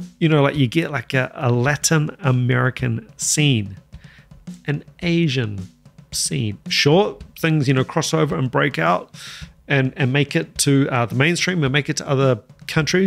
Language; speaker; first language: English; native; English